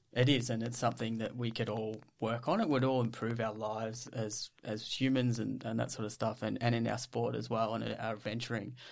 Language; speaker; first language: English; native; English